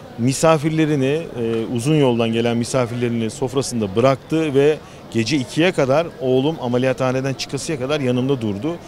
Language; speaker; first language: Turkish; native; Turkish